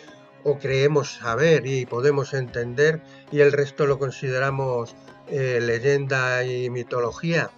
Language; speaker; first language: Spanish; native; Spanish